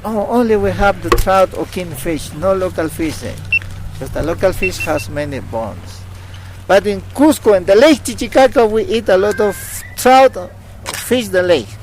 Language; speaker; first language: English; non-native, learner; Spanish